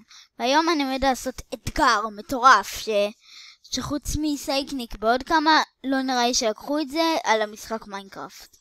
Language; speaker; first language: Hebrew; native; Hebrew